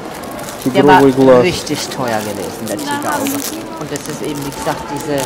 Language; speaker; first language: German; native; German